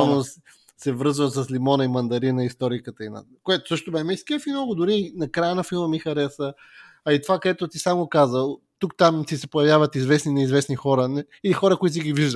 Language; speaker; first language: Bulgarian; native; Bulgarian